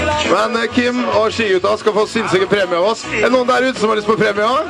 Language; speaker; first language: Norwegian; native; Norwegian